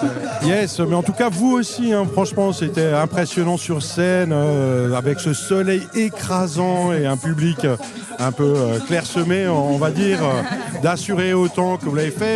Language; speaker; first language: French; native; French